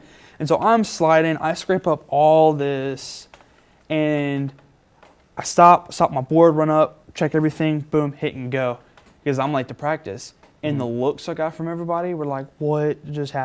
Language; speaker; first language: English; native; English